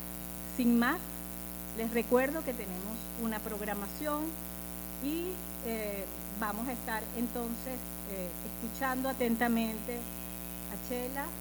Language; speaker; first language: Spanish; native; Spanish